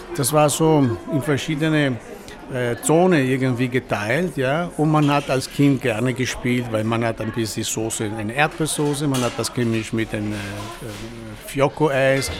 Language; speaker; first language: German; non-native, fluent; Italian